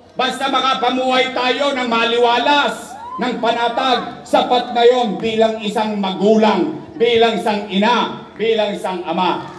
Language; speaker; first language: Filipino; native; Filipino